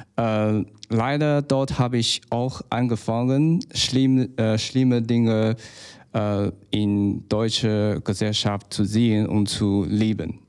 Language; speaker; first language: German; non-native, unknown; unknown